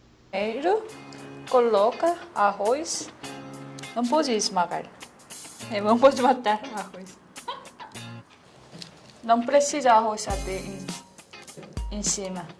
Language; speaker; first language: Portuguese; non-native, learner; Korean